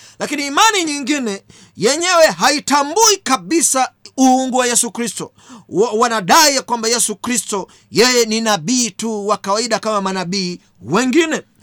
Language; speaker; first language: Swahili; native; Swahili